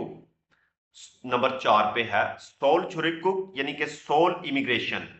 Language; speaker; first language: Urdu; non-native, local second language; Punjabi